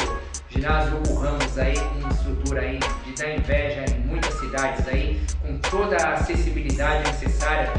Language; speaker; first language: Portuguese; native; Portuguese